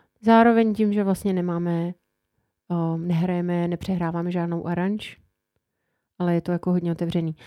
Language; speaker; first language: Czech; native; Czech